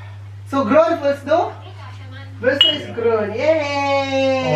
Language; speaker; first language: German; non-native, learner; Filipino